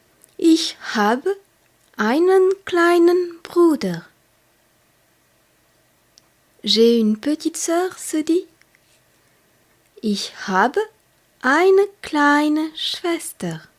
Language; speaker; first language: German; non-native, fluent; French